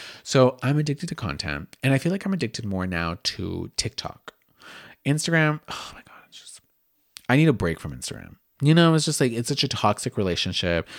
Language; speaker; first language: English; early bilingual, other home language; Spanish